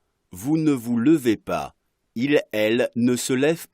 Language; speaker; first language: French; non-native, fluent; Arabic